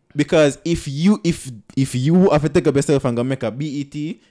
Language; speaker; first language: English; non-native, local second language; Jamaican Creole English